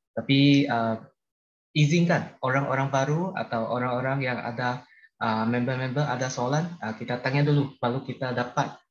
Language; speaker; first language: Malay; non-native, local second language; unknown